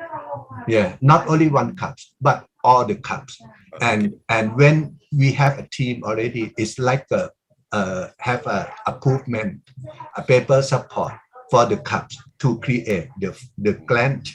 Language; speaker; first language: English; non-native, learner; Thai